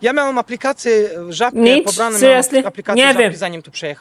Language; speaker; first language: Polish; non-native, fluent; Azerbaijani